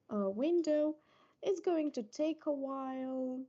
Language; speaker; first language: English; non-native, fluent; Romanian